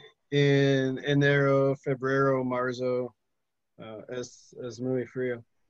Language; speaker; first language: Spanish; non-native, learner; English